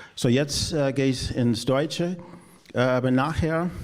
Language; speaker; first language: German; non-native, fluent; English